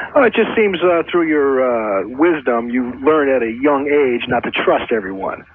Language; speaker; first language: English; native; English